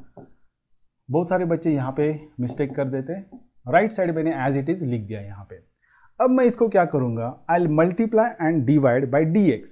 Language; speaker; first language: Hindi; non-native, local second language; Marathi